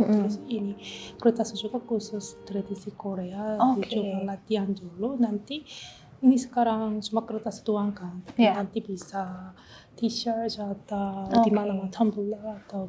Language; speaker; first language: Indonesian; non-native, learner; Korean